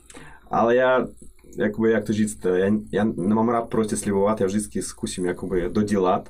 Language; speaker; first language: Czech; non-native, fluent; Russian